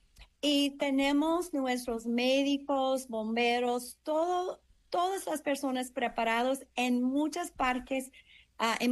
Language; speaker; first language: Spanish; early bilingual, heritage; English